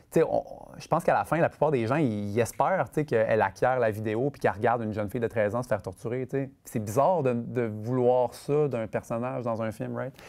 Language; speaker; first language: French; native; French